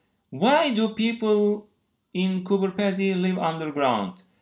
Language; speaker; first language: English; non-native, fluent; Turkish